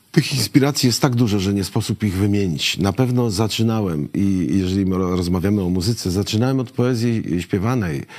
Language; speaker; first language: Polish; native; Polish